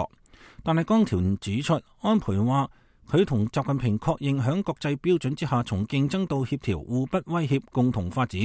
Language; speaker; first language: Chinese; native; Chinese